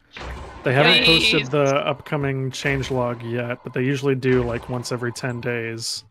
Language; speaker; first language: English; native; English